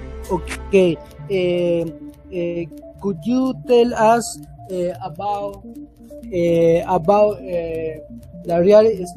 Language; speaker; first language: English; non-native, learner; Spanish